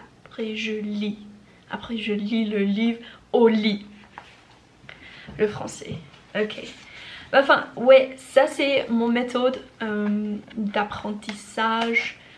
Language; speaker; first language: French; non-native, learner; English